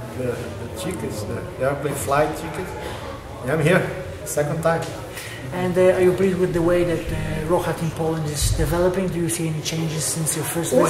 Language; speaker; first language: English; non-native, fluent; Polish